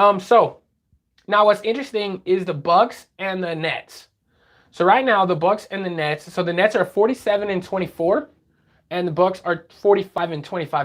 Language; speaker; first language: English; native; English